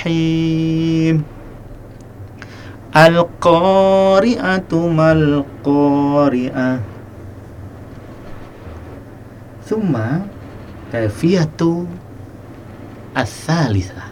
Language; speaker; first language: Arabic; non-native, fluent; Indonesian